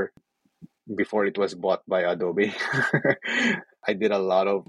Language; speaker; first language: English; non-native, local second language; Filipino